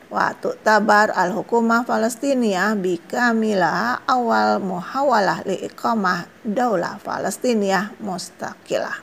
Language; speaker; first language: Arabic; non-native, fluent; Indonesian